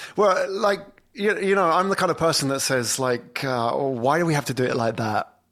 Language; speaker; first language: English; native; English